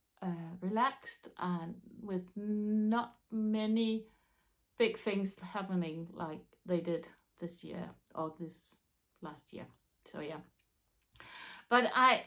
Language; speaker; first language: English; non-native, fluent; Danish